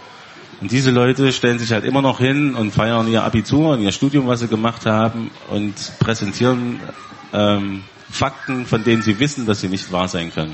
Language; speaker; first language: German; native; German